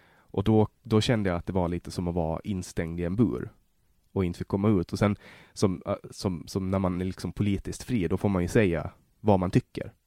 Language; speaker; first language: Swedish; native; Swedish